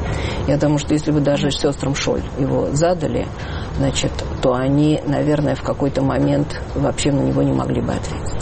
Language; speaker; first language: Russian; native; Russian